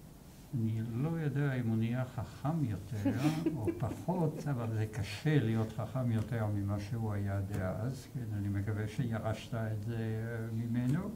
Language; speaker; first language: Hebrew; non-native, fluent; Hungarian